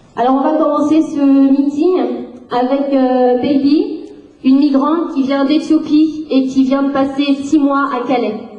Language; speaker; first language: French; native; French